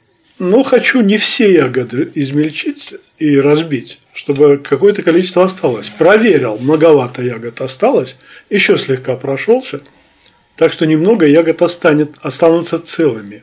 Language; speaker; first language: Russian; native; Russian